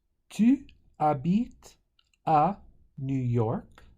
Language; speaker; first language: French; non-native, fluent; English